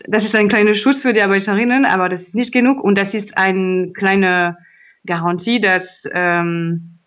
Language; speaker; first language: German; non-native, learner; French